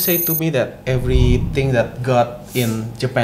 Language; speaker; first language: English; non-native, learner; Indonesian